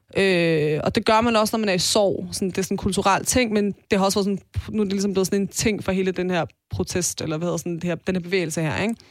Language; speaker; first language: Danish; early bilingual, other home language; Persian